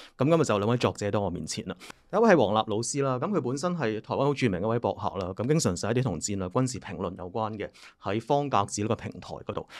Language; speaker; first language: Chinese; non-native, local second language; Cantonese